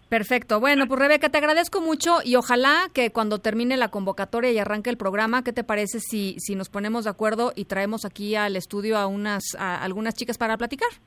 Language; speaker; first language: Spanish; native; Spanish